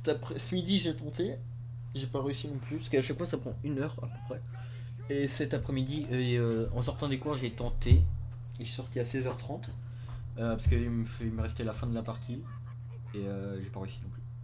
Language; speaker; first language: French; native; French